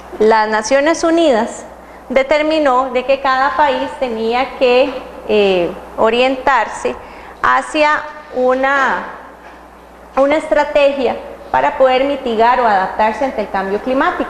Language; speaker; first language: Spanish; native; Spanish